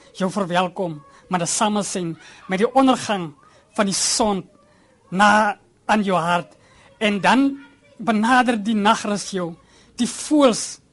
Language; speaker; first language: Afrikaans; native; Afrikaans